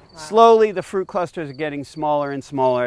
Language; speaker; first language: English; native; English